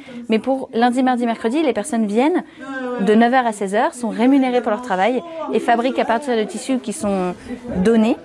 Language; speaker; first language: French; native; French